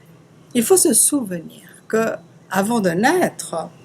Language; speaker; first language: French; native; French